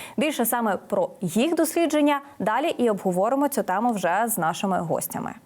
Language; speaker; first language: Ukrainian; native; Ukrainian